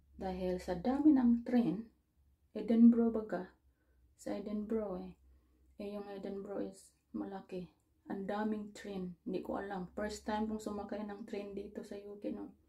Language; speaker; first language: Filipino; native; Filipino